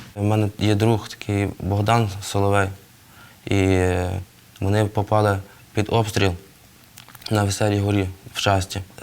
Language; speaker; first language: Ukrainian; native; Ukrainian